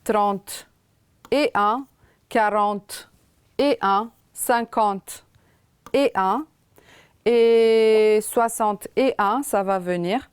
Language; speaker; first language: French; non-native, fluent; Romanian